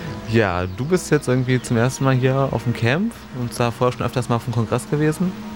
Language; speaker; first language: German; native; German